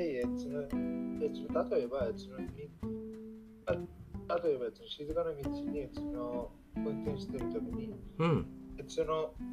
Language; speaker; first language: Japanese; non-native, learner; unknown